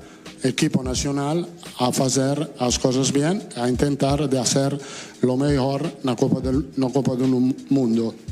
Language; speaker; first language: Portuguese; non-native, learner; Italian